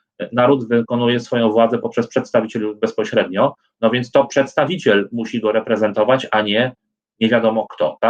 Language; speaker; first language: Polish; native; Polish